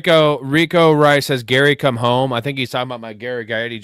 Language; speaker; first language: English; native; English